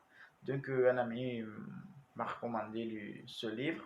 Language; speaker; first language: French; non-native, learner; Spanish